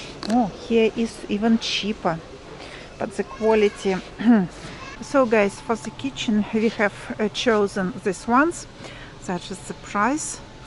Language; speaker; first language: English; non-native, fluent; Russian